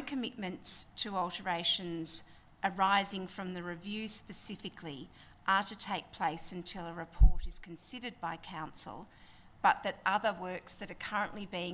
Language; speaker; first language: English; native; English